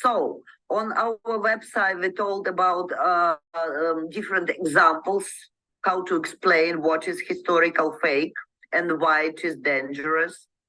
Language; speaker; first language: English; non-native, learner; Ukrainian